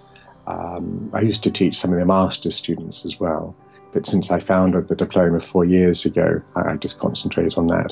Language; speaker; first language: English; native; English